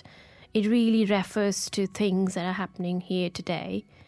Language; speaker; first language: English; non-native, local second language; Gujarati